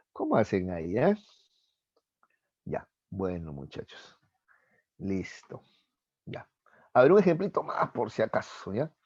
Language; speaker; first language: Spanish; native; Spanish